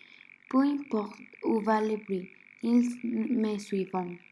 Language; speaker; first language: French; non-native, learner; Spanish